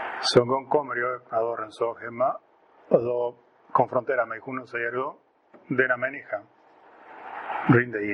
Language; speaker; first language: Swedish; non-native, fluent; Spanish